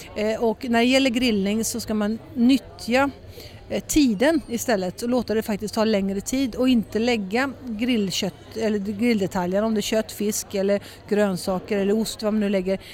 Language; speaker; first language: Swedish; early bilingual, heritage; Swedish